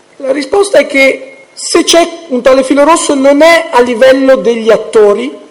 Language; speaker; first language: Italian; early bilingual, heritage; Italian